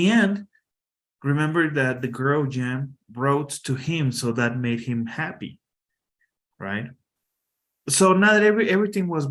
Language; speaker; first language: English; non-native, fluent; Spanish